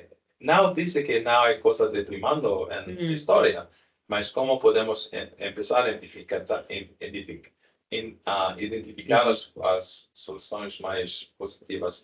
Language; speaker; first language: Portuguese; non-native, learner; Spanish